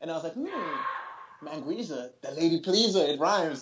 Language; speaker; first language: English; non-native, local second language; Shona